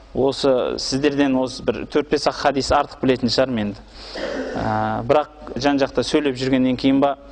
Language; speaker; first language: Kazakh; native; Kazakh